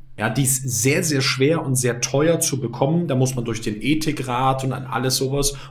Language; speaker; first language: German; native; German